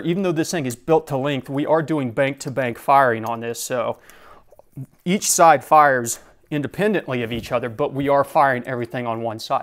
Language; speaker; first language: English; native; English